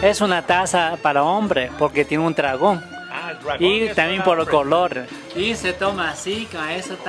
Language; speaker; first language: Spanish; non-native, learner; Chinese